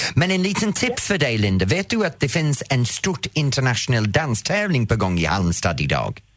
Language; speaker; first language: Swedish; non-native, fluent; English